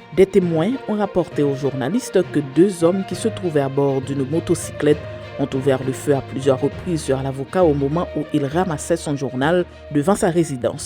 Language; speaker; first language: French; non-native, local second language; Haitian Creole